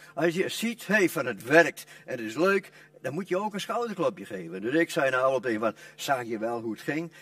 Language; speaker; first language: Dutch; non-native, local second language; Western Frisian